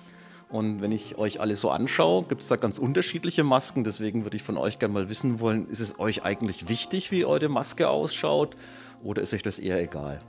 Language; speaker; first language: German; native; German